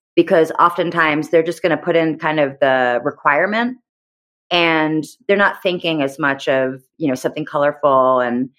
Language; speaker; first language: English; native; English